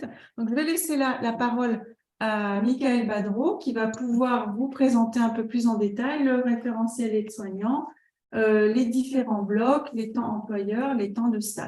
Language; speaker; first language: French; native; French